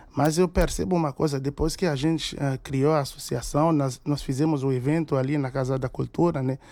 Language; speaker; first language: Portuguese; non-native, fluent; Haitian Creole